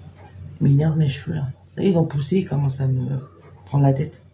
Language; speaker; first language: French; native; French